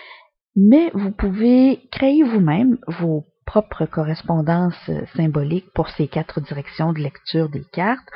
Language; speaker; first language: French; native; French